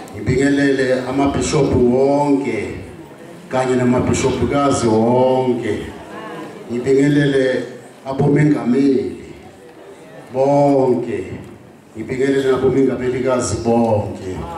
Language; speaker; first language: Zulu; non-native, local second language; Swati